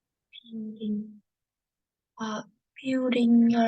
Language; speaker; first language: English; non-native, learner; Vietnamese